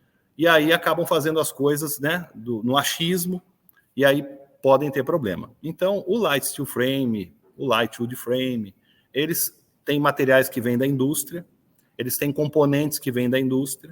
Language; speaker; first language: Portuguese; native; Portuguese